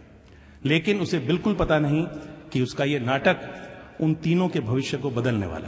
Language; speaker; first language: Hindi; native; Hindi